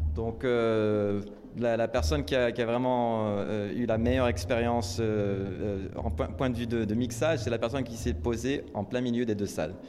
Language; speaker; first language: French; non-native, local second language; Arabic